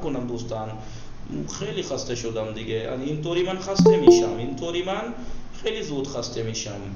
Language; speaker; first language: Persian; non-native, fluent; Urdu